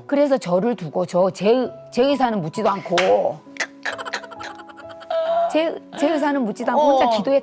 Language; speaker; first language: Korean; native; Korean